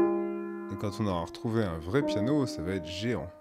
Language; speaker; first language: French; native; French